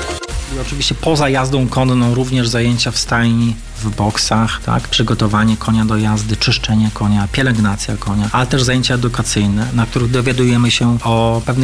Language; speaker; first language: Polish; native; Polish